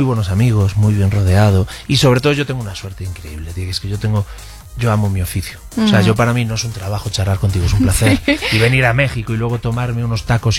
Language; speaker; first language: Spanish; non-native, local second language; Galician